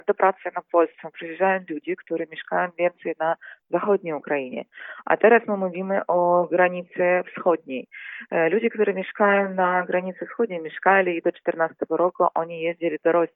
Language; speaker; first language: Polish; non-native, fluent; Ukrainian